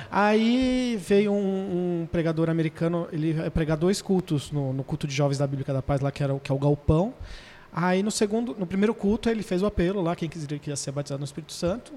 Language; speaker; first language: Portuguese; native; Portuguese